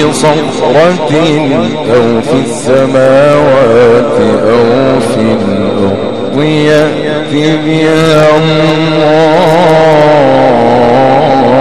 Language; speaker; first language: Arabic; native; Arabic